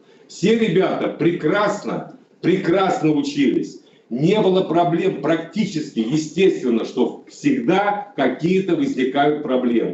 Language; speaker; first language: Russian; native; Russian